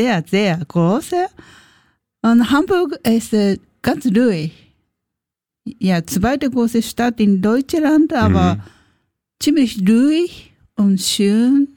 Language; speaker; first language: German; non-native, learner; Japanese